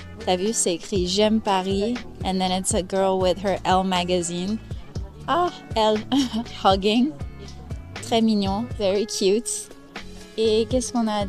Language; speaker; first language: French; native; French